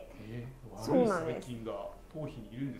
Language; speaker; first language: Japanese; native; Japanese